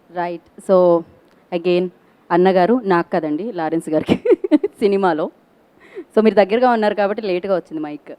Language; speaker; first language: Telugu; native; Telugu